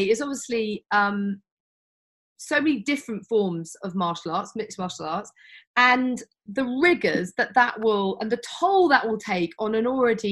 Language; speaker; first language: English; native; English